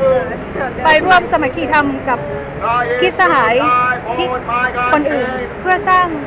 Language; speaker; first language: Thai; native; Thai